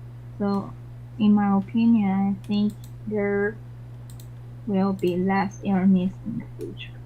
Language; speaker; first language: English; non-native, learner; Chinese